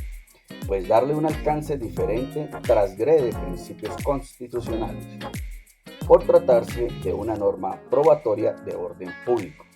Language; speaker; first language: Spanish; native; Spanish